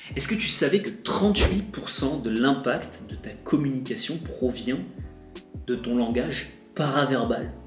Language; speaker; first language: French; native; French